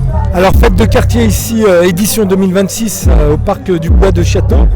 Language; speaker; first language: French; native; French